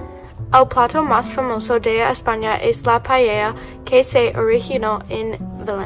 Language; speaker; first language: Spanish; non-native, learner; English